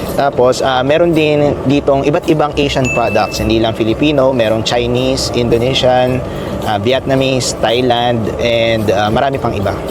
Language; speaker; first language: Filipino; native; Filipino